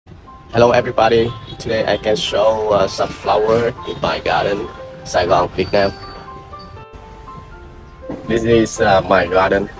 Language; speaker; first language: English; non-native, learner; Vietnamese